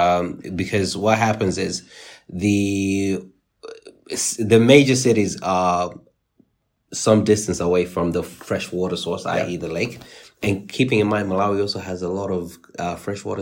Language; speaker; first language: English; native; English